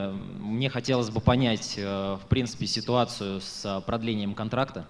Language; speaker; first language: Russian; native; Russian